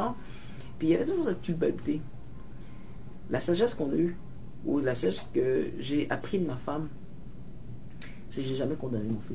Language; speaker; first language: French; native; French